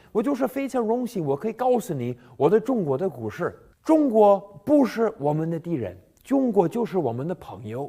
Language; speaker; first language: Chinese; non-native, fluent; English